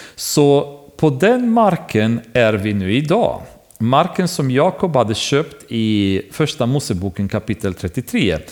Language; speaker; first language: Swedish; non-native, fluent; Romanian